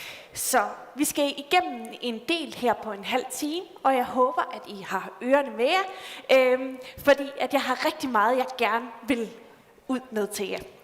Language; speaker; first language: Danish; native; Danish